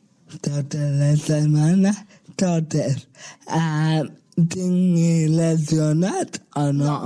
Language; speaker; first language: Catalan; non-native, local second language; Spanish